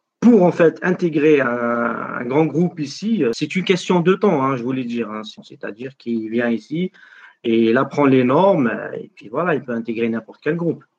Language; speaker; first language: French; non-native, local second language; Arabic